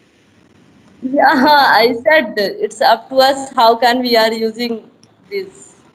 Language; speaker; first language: English; non-native, learner; Hindi